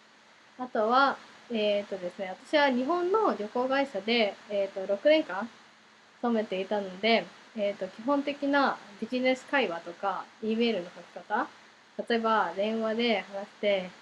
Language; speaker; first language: Japanese; early bilingual, heritage; Japanese